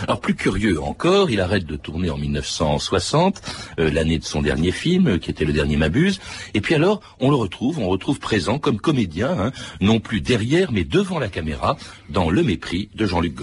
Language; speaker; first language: French; native; French